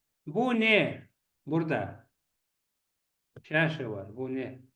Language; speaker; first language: Turkish; non-native, learner; Chechen